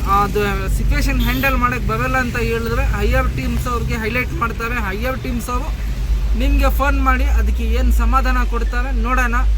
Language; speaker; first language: Kannada; non-native, local second language; Urdu